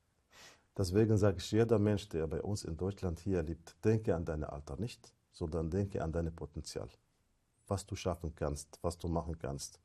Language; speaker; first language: German; non-native, fluent; Arabic